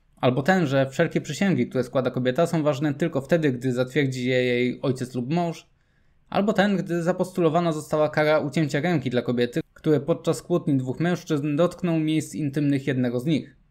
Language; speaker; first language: Polish; native; Polish